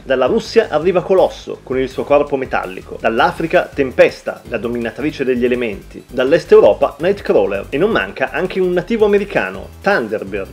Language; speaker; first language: Italian; native; Italian